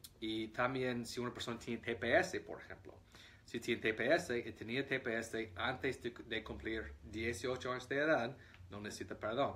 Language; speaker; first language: Spanish; non-native, fluent; English